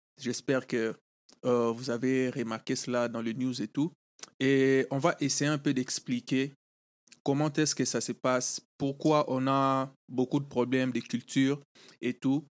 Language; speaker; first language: French; non-native, local second language; Lingala